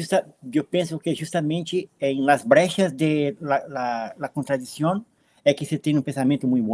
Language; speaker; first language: Spanish; non-native, learner; Portuguese